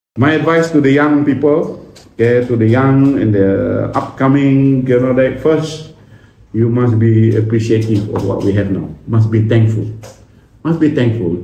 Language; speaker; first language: English; non-native, local second language; Iban